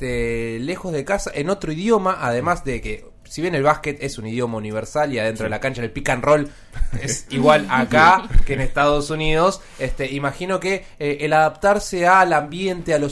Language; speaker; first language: Spanish; native; Spanish